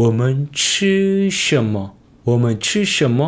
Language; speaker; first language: Chinese; non-native, fluent; Korean